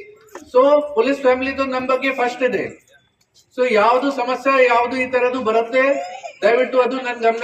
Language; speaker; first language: Kannada; non-native, fluent; Hindi